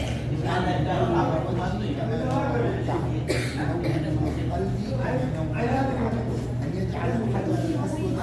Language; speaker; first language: Arabic; native; Arabic